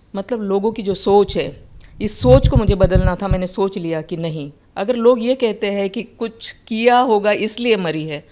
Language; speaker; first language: Hindi; non-native, local second language; Marathi